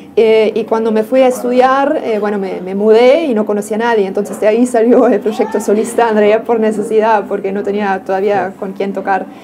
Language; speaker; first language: Spanish; non-native, fluent; German